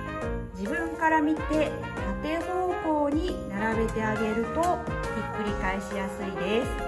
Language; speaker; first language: Japanese; native; Japanese